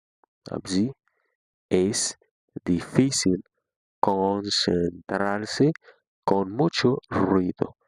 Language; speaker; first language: Spanish; non-native, fluent; Haitian Creole